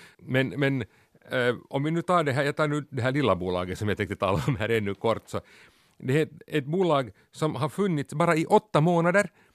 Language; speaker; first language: Swedish; native; Swedish